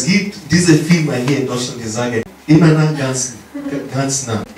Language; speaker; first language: German; non-native, learner; English